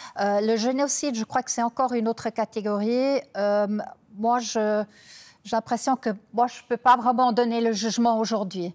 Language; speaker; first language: French; non-native, local second language; German